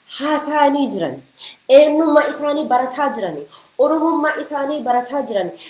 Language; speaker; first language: Oromo; early bilingual, heritage; Oromo